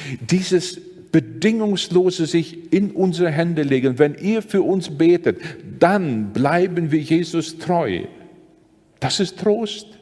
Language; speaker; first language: German; non-native, fluent; Latvian